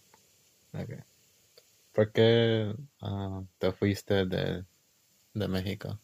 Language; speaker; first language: Spanish; early bilingual, heritage; English